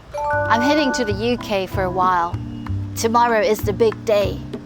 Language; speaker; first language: English; non-native, fluent; Korean